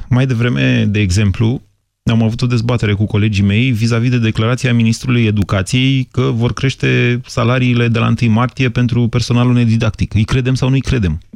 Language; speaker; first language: Romanian; native; Romanian